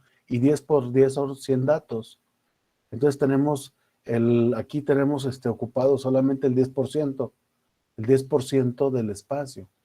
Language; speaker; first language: Spanish; native; Spanish